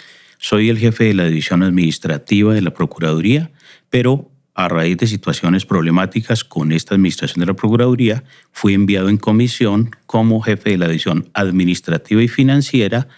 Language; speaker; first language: Spanish; native; Spanish